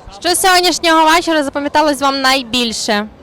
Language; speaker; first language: Ukrainian; native; Ukrainian